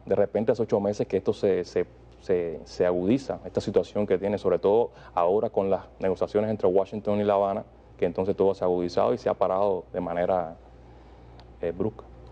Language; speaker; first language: Spanish; native; Spanish